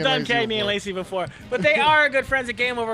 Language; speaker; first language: English; native; English